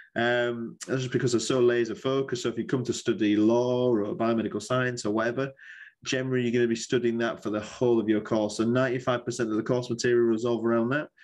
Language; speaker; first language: English; native; English